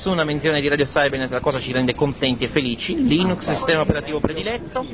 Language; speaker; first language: Italian; native; Italian